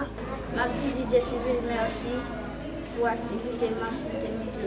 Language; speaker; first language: French; non-native, local second language; Haitian Creole